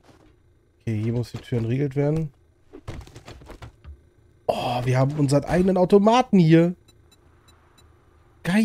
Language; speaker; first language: German; native; German